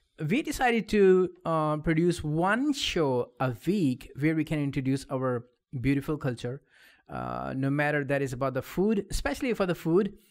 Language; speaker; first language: English; non-native, local second language; Punjabi